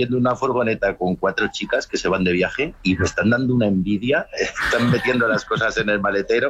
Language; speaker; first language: Spanish; native; Spanish